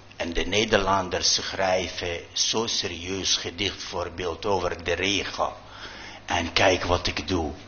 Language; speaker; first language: Dutch; non-native, fluent; Arabic